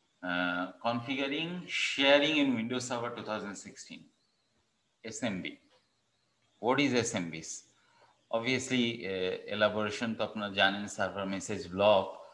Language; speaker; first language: English; non-native, local second language; Bangla